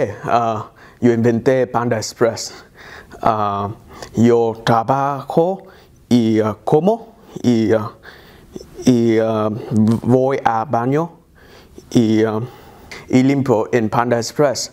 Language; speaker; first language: Spanish; non-native, learner; English